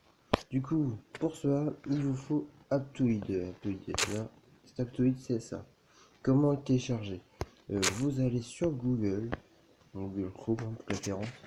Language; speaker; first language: French; native; French